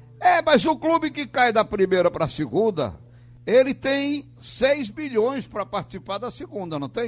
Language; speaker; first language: Portuguese; native; Portuguese